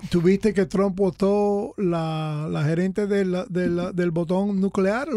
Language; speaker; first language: Spanish; early bilingual, other home language; English